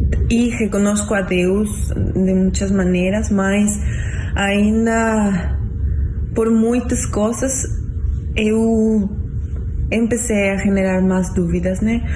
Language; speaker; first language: Portuguese; non-native, learner; Spanish